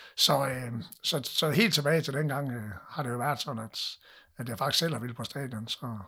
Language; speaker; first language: Danish; native; Danish